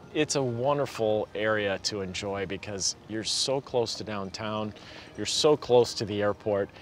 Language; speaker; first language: English; native; English